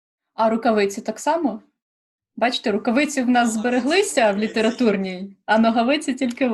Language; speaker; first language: Ukrainian; native; Ukrainian